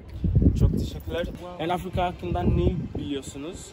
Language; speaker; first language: Turkish; non-native, learner; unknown